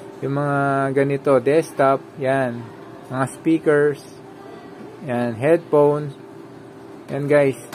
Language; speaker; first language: Filipino; non-native, local second language; Pampanga